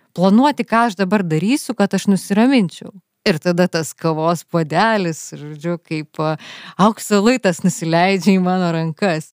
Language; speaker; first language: Lithuanian; native; Lithuanian